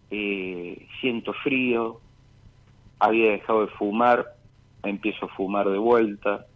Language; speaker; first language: Spanish; native; Spanish